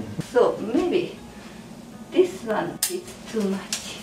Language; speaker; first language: English; non-native, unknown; Japanese